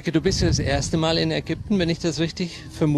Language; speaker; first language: German; native; German